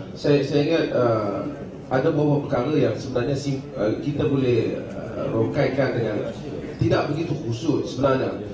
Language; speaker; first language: Malay; native; Malay